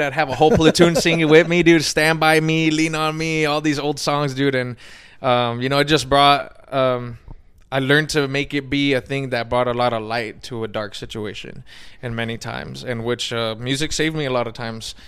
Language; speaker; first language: English; native; English